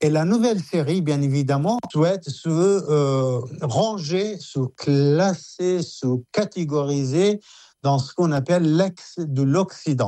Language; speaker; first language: French; non-native, fluent; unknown